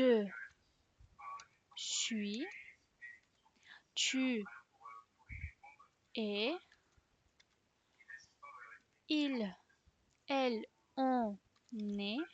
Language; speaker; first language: French; non-native, fluent; Spanish